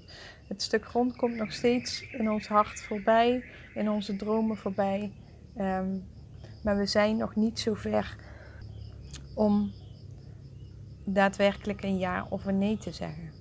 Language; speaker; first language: Dutch; native; Dutch